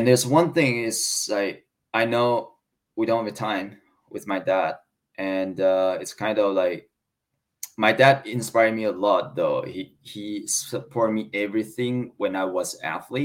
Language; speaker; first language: English; non-native, learner; Chinese